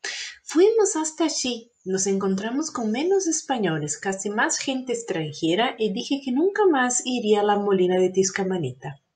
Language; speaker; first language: Spanish; non-native, fluent; Portuguese